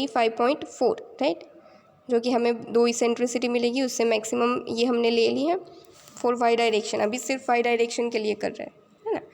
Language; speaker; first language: Hindi; native; Hindi